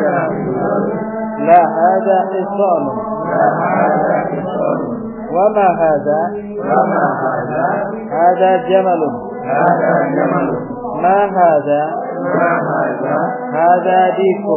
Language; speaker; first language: Arabic; non-native, fluent; Indonesian